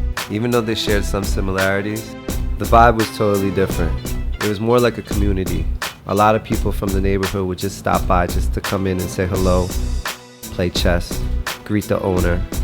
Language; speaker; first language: English; native; English